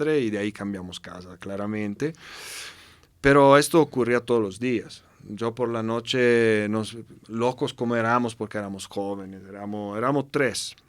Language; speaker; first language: Spanish; non-native, fluent; Italian